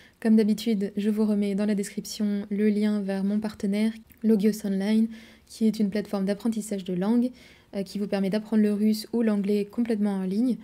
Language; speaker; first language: French; native; French